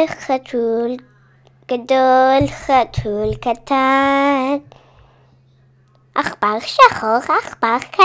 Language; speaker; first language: Hebrew; non-native, learner; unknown